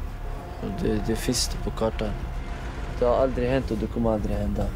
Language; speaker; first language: Swedish; non-native, local second language; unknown